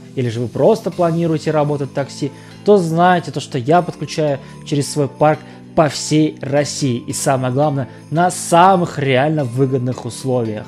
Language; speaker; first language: Russian; native; Russian